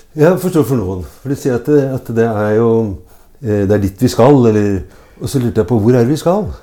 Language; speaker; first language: Norwegian; native; Norwegian